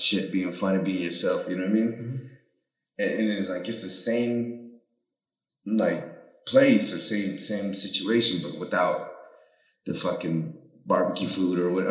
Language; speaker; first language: English; early bilingual, other home language; Spanish